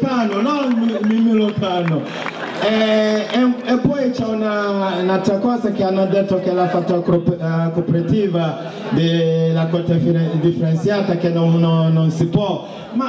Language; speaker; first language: Italian; non-native, learner; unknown